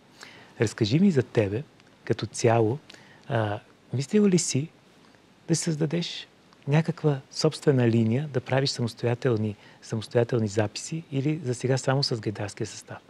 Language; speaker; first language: Bulgarian; native; Bulgarian